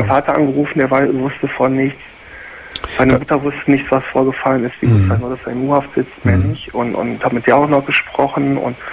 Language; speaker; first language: German; native; German